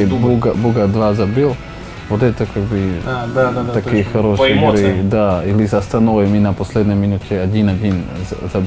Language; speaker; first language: Russian; non-native, learner; Slovak